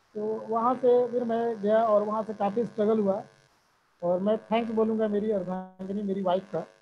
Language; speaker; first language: Hindi; native; Hindi